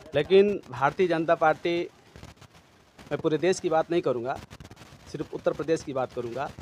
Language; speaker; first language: Hindi; native; Hindi